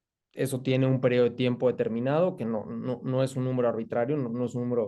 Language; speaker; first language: Spanish; native; Spanish